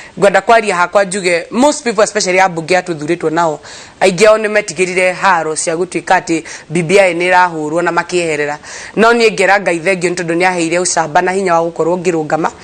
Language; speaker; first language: Kikuyu; native; Kikuyu